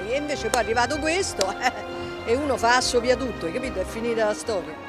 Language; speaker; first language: Italian; native; Italian